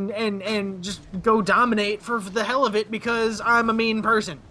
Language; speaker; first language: English; native; English